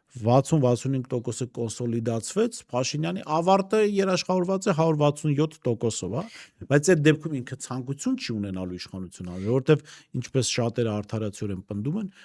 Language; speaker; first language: Armenian; native; Armenian